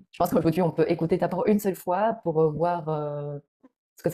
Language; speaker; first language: French; non-native, fluent; Chinese